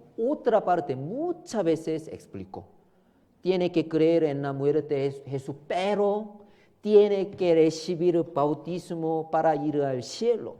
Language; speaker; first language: Spanish; non-native, learner; Korean